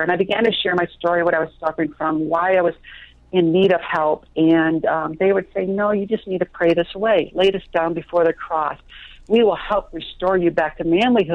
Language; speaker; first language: English; native; English